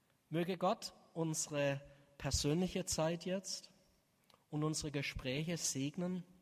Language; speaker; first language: German; native; German